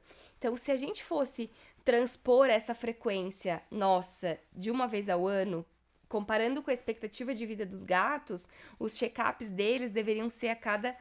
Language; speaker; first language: Portuguese; native; Portuguese